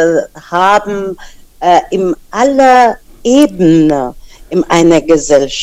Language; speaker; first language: German; non-native, fluent; Persian